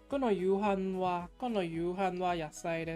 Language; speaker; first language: Japanese; non-native, learner; English